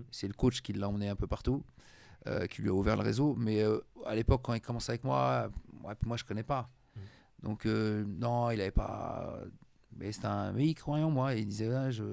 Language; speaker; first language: French; native; French